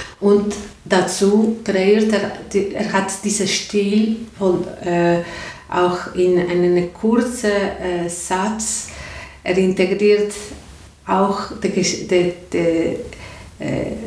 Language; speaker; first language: German; non-native, learner; Spanish